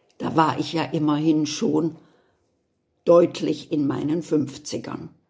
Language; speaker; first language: German; native; German